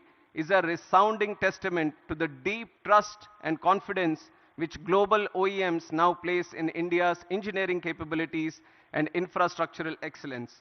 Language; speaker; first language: English; non-native, local second language; Telugu